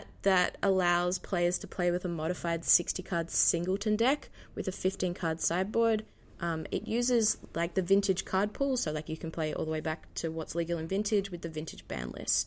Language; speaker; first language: English; native; English